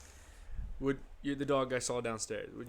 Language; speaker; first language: English; native; English